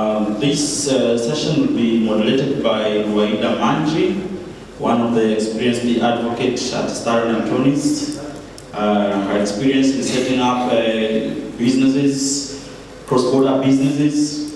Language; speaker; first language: English; non-native, local second language; Swahili